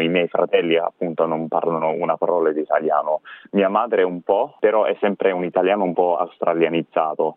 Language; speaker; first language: Italian; non-native, fluent; English